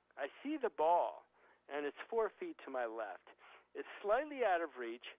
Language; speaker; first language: English; native; English